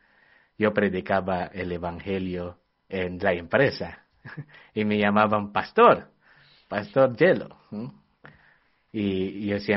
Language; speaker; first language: Spanish; non-native, fluent; Filipino